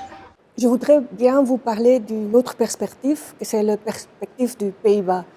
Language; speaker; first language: French; non-native, fluent; Dutch